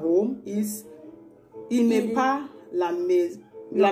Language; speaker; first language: French; non-native, learner; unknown